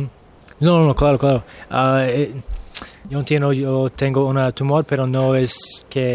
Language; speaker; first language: Spanish; non-native, learner; English